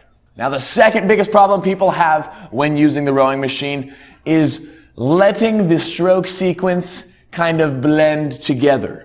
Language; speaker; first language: English; native; English